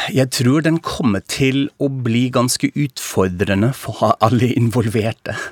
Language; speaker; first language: Norwegian; non-native, fluent; German